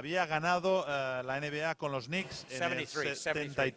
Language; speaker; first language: Spanish; native; Spanish